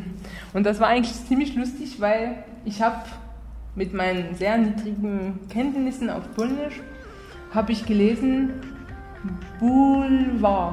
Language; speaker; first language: German; non-native, fluent; French